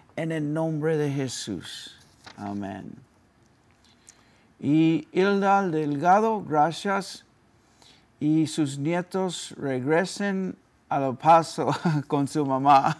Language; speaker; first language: Spanish; early bilingual, heritage; Spanish